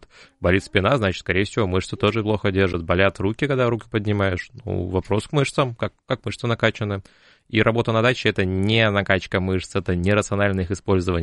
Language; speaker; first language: Russian; native; Russian